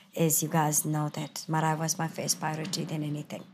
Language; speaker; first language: English; non-native, fluent; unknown